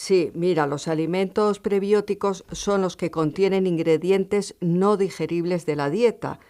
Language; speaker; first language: Spanish; native; Spanish